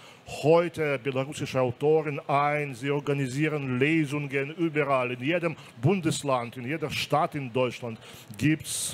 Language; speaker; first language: German; non-native, fluent; Belarusian